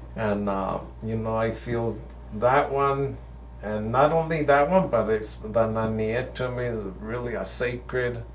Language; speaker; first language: English; early bilingual, other home language; Spanish